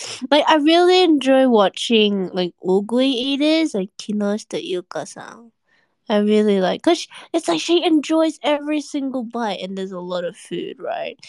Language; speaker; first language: English; native; English